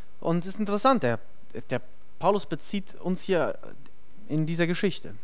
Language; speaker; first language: German; native; German